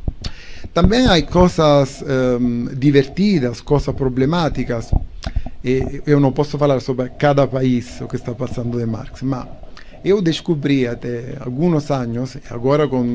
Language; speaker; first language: Portuguese; non-native, learner; Italian